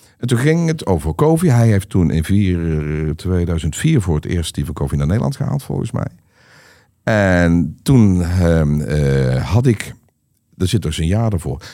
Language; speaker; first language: Dutch; native; Dutch